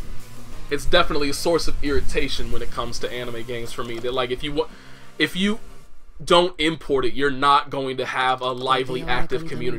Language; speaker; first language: English; native; English